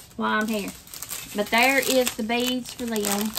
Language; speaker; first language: English; native; English